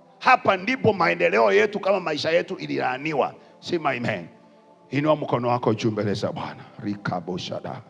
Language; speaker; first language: Swahili; non-native, local second language; Kikuyu